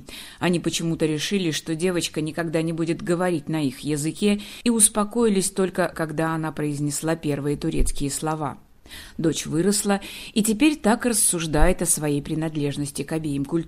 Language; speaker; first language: Russian; native; Russian